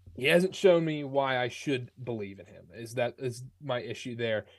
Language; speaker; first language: English; native; English